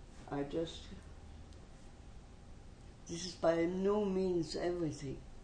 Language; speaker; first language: English; non-native, fluent; German